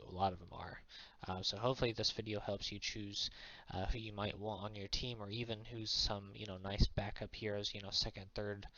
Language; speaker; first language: English; native; English